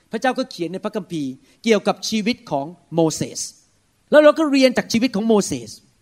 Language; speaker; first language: Thai; early bilingual, heritage; Thai